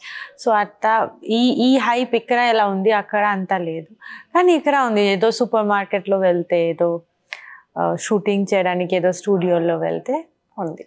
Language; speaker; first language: Telugu; non-native, learner; Bangla